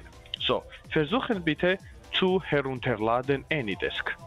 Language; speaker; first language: German; non-native, learner; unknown